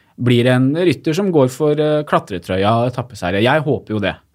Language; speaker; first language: Norwegian; native; Norwegian